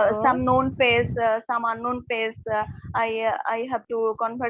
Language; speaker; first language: English; non-native, learner; Bangla